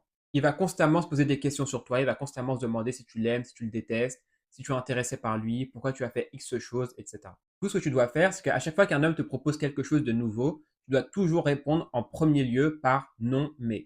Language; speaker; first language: French; native; French